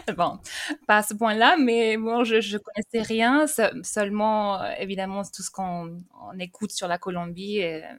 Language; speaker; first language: French; early bilingual, other home language; English